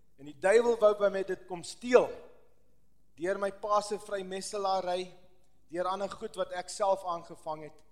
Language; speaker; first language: Afrikaans; non-native, local second language; English